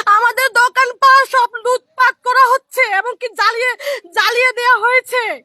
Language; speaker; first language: Bangla; non-native, local second language; Chakma